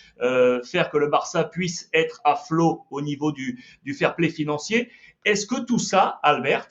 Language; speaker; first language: French; native; French